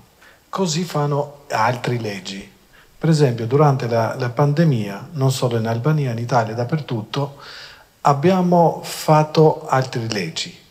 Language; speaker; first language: Italian; non-native, fluent; Albanian